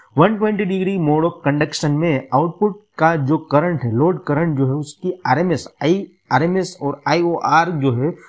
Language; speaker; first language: Hindi; non-native, local second language; Gujarati